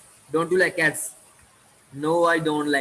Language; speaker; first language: English; non-native, local second language; Sinhala